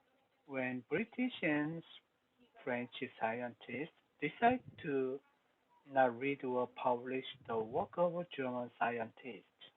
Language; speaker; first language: English; non-native, learner; Korean